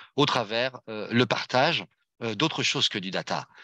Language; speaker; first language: French; native; French